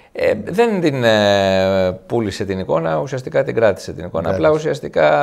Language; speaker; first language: Greek; native; Greek